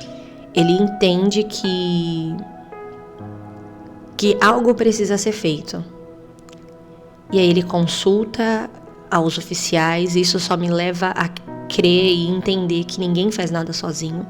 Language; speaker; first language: Portuguese; native; Portuguese